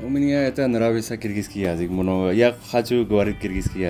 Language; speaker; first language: Russian; non-native, learner; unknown